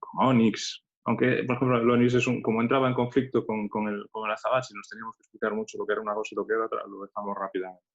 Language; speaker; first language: Spanish; native; Spanish